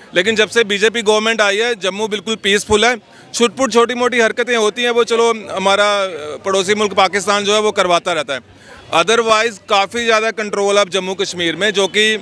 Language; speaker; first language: Hindi; native; Hindi